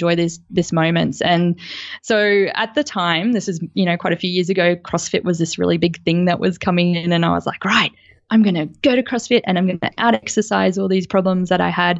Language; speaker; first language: English; native; English